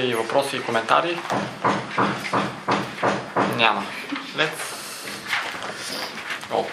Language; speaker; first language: Bulgarian; native; Bulgarian